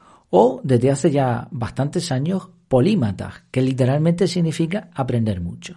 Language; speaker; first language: Spanish; native; Spanish